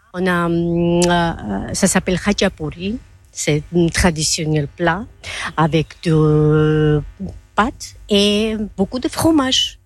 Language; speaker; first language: French; non-native, learner; Georgian